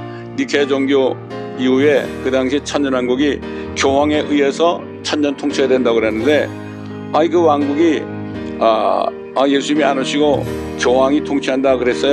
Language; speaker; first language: Korean; native; Korean